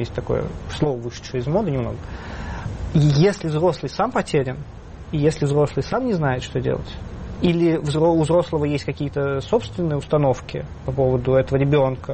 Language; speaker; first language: Russian; native; Russian